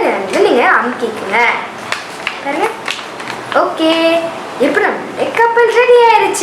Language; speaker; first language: Tamil; native; Tamil